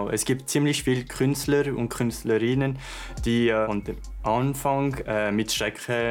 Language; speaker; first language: German; non-native, local second language; French